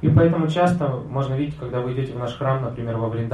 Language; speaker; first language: Russian; native; Russian